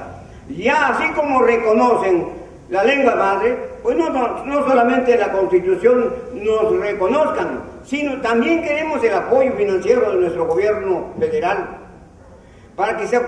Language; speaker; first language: Spanish; non-native, local second language; Zapotec